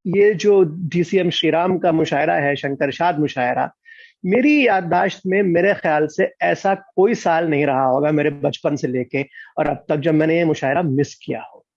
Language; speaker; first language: Urdu; native; Urdu